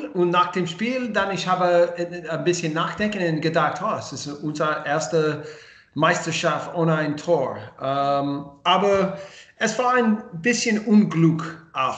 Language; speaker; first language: German; non-native, learner; English